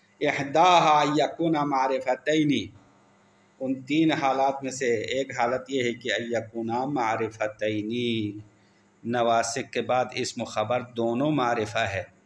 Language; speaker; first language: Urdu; non-native, local second language; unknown